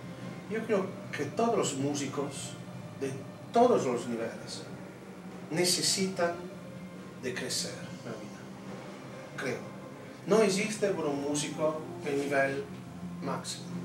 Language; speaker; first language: Spanish; non-native, fluent; Italian